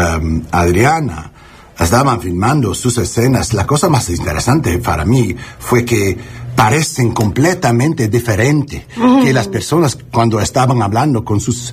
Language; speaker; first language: Spanish; early bilingual, heritage; Spanish